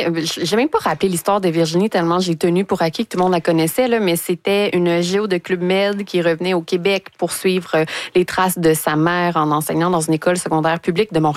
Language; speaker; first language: French; native; French